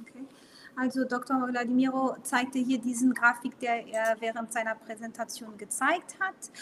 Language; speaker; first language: German; non-native, local second language; Portuguese